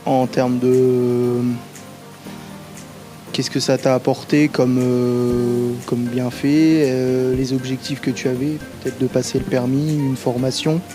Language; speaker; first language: French; native; French